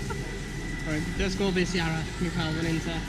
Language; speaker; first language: Welsh; non-native, local second language; English